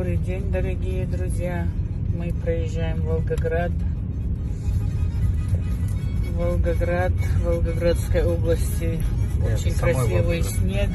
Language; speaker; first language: Russian; non-native, local second language; Chechen